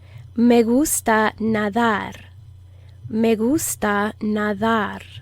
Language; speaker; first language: Spanish; non-native, fluent; English